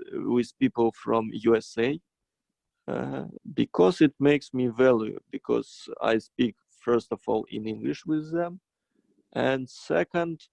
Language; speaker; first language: English; non-native, fluent; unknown